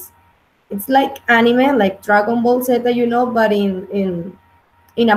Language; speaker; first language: English; non-native, learner; Spanish